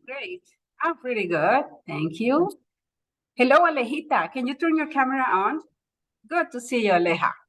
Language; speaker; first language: English; non-native, fluent; Spanish